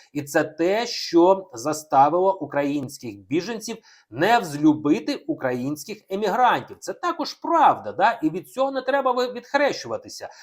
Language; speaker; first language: Ukrainian; non-native, local second language; Russian